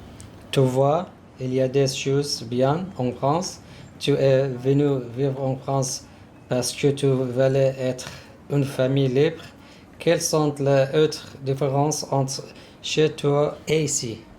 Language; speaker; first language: French; non-native, learner; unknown